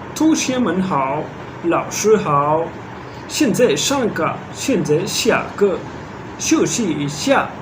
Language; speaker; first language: Urdu; native; Urdu